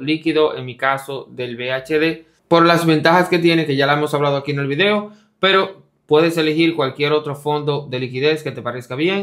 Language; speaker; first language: Spanish; native; Spanish